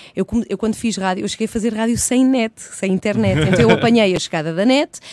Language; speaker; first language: Portuguese; early bilingual, other home language; Spanish